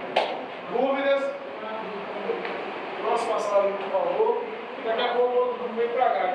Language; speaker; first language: Portuguese; native; Portuguese